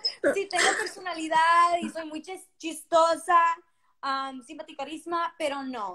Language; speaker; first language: Spanish; early bilingual, heritage; Spanish